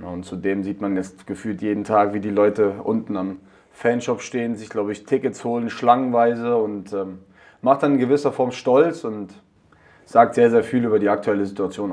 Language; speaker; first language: German; native; German